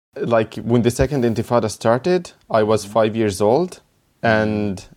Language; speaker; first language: English; non-native, fluent; Arabic